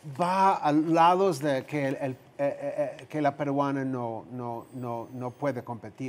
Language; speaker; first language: Spanish; non-native, fluent; English